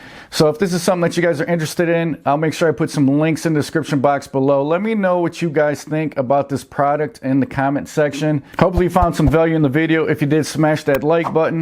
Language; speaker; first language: English; native; English